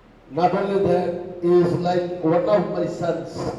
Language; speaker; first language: English; non-native, local second language; Tamil